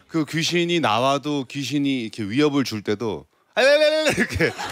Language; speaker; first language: Korean; native; Korean